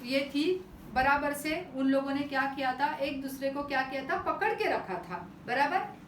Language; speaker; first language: Hindi; non-native, local second language; Marathi